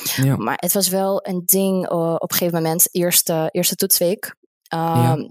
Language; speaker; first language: Dutch; non-native, fluent; Russian